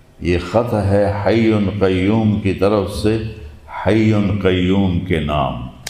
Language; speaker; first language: Urdu; non-native, local second language; Punjabi